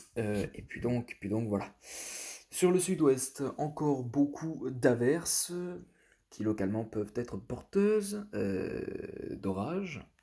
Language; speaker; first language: French; native; French